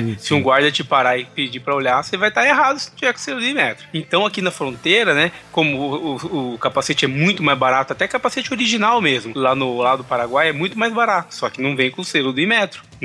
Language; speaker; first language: Portuguese; native; Portuguese